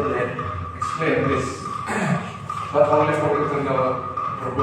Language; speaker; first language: English; non-native, fluent; Indonesian